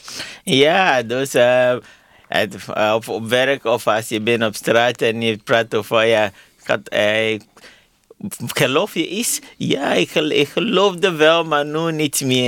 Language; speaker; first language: Dutch; non-native, learner; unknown